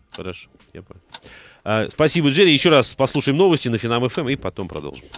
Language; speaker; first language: Russian; native; Russian